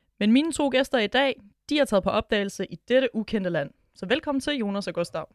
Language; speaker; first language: Danish; native; Danish